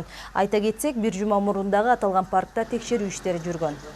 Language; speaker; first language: Kyrgyz; native; Kyrgyz